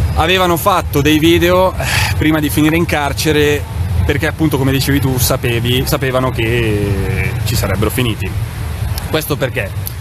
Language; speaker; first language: Italian; non-native, fluent; Catalan